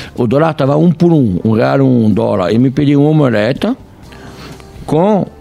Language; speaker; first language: Portuguese; non-native, fluent; French